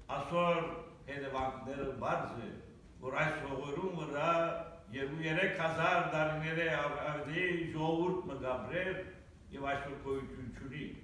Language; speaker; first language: Armenian; early bilingual, heritage; Armenian